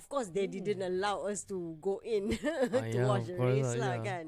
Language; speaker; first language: English; non-native, local second language; Malay